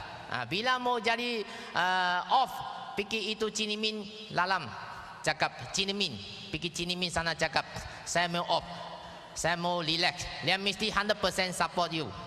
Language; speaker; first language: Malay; non-native, local second language; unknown